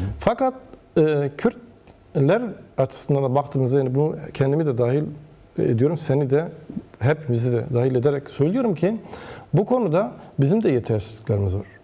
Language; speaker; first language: Turkish; non-native, local second language; Kurdish